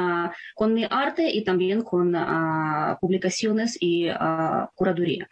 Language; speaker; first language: Spanish; non-native, fluent; Ukrainian